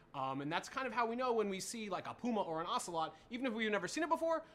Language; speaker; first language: English; native; English